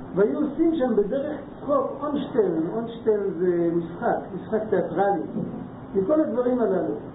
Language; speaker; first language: Hebrew; non-native, fluent; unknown